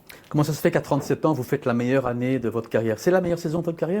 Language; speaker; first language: French; native; French